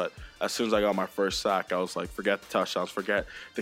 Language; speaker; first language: English; native; English